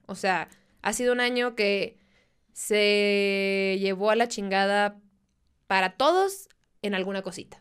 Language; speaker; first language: Spanish; native; Spanish